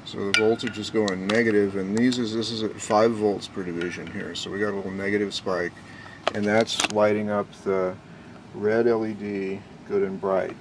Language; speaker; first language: English; native; English